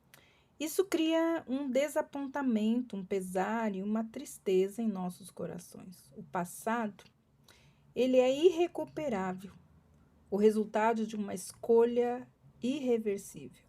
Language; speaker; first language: Portuguese; native; Portuguese